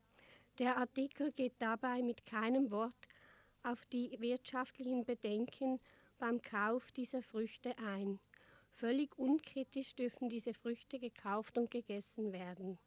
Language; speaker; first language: German; native; German